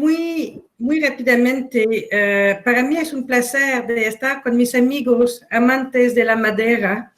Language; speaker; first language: Spanish; non-native, fluent; French